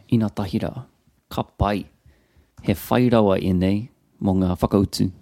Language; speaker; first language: Māori; non-native, learner; English